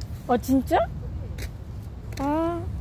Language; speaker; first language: Korean; non-native, learner; Filipino